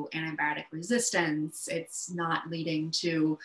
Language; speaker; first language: English; native; English